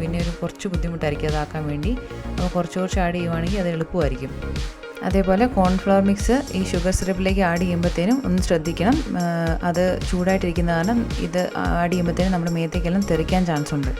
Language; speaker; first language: Malayalam; native; Malayalam